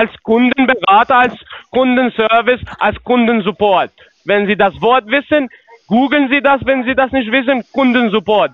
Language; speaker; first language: German; non-native, learner; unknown